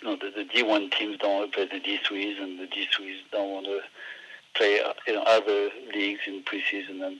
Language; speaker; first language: English; non-native, fluent; French